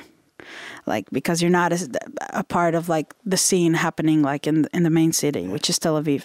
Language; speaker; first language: English; non-native, fluent; Hebrew